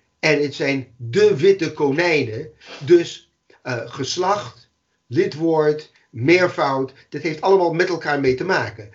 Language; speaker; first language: Dutch; non-native, fluent; English